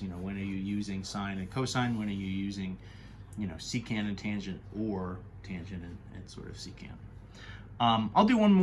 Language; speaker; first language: English; native; English